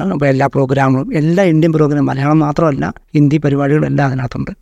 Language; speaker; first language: Malayalam; native; Malayalam